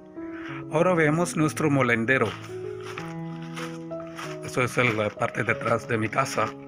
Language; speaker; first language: Spanish; non-native, learner; Malayalam